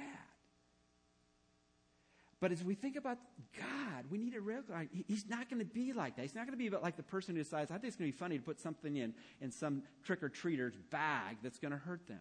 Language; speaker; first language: English; native; English